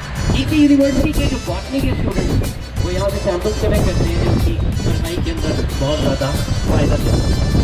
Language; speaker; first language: Hindi; native; Hindi